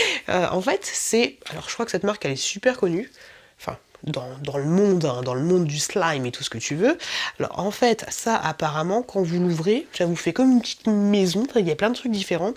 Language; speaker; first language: French; native; French